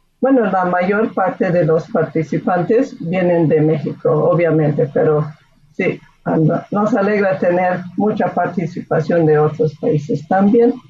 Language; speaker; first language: Spanish; non-native, fluent; English